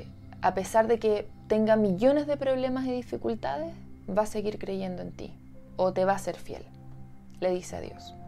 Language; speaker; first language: Spanish; native; Spanish